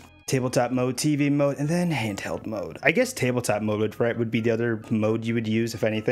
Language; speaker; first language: English; native; English